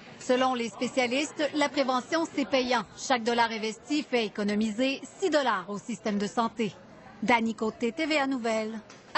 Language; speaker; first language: French; native; French